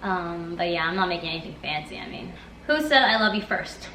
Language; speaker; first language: English; native; English